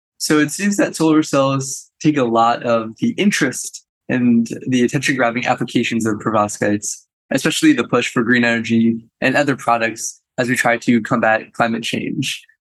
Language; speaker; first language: English; native; English